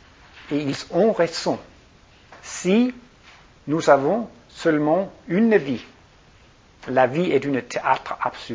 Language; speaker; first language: French; non-native, fluent; Danish